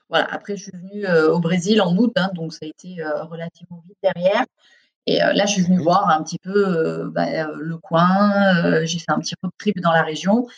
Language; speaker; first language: French; native; French